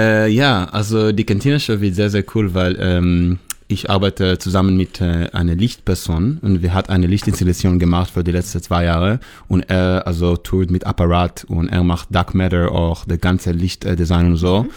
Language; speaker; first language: German; non-native, learner; English